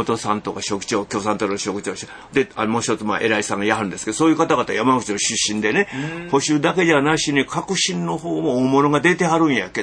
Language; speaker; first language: Japanese; native; Japanese